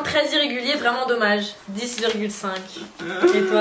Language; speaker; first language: French; native; French